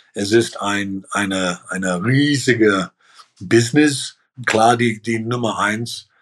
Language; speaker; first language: German; early bilingual, heritage; German